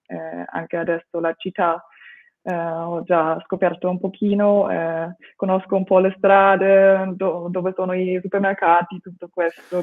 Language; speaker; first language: Italian; non-native, fluent; German